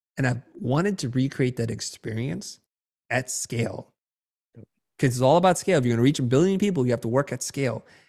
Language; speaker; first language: English; early bilingual, other home language; Vietnamese